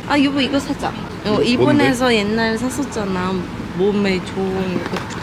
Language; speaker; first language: Korean; non-native, fluent; Turkish